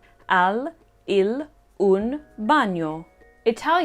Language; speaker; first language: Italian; non-native, fluent; English